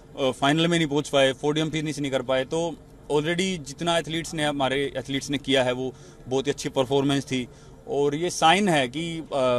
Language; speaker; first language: Hindi; native; Hindi